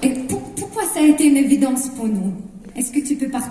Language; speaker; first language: French; non-native, fluent; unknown